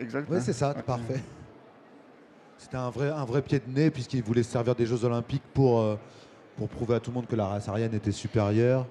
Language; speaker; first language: French; native; French